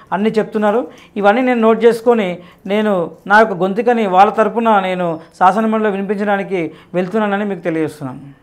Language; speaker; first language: Telugu; native; Telugu